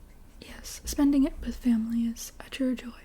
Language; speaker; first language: English; native; English